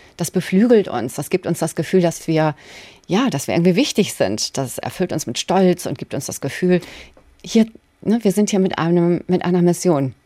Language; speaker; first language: German; native; German